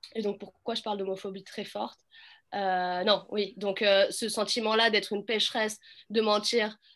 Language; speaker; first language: French; native; French